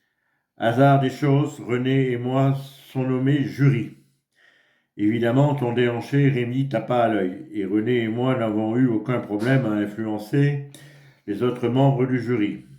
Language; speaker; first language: French; native; French